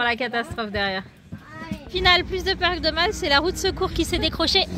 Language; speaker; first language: French; native; French